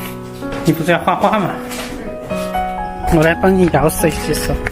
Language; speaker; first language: Chinese; native; Chinese